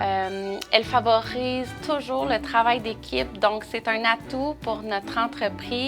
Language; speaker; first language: French; native; French